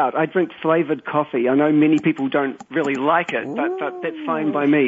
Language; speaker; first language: English; native; English